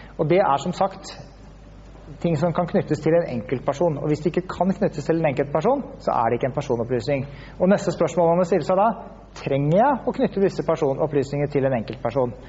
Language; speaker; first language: Norwegian; native; Norwegian